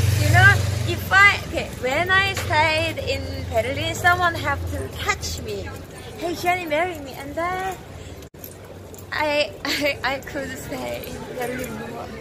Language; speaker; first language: English; non-native, learner; Korean